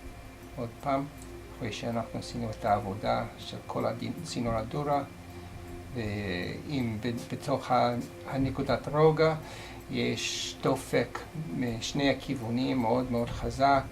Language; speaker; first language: Hebrew; non-native, fluent; English